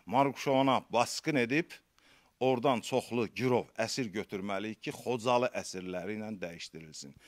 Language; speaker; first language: Azerbaijani; native; Azerbaijani